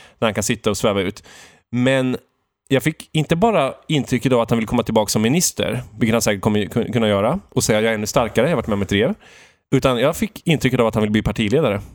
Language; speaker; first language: Swedish; native; Swedish